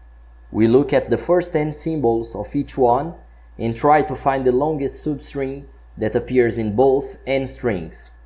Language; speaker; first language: English; non-native, fluent; Portuguese